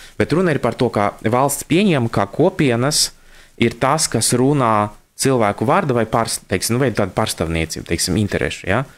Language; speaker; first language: Latvian; non-native, local second language; Russian